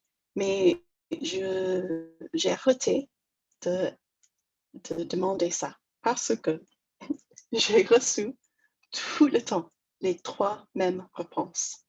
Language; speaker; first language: French; non-native, fluent; English